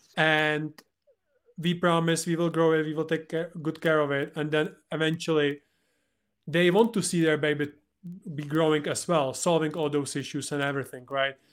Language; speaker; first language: English; non-native, fluent; Czech